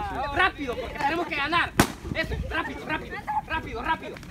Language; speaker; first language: Spanish; native; Spanish